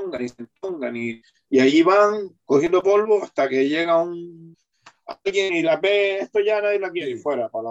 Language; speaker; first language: Spanish; native; Spanish